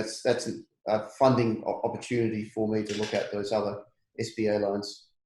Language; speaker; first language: English; native; English